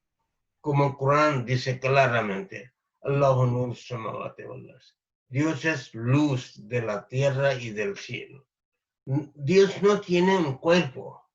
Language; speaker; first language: Spanish; non-native, fluent; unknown